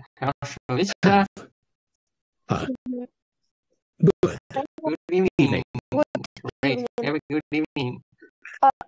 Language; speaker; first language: English; non-native, learner; Russian